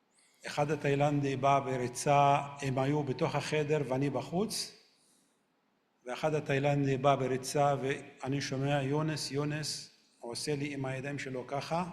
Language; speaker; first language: Hebrew; non-native, local second language; Arabic